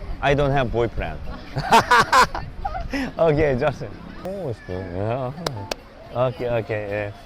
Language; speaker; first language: English; non-native, learner; Korean